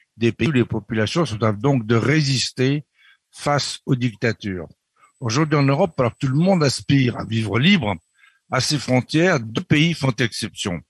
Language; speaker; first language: French; native; French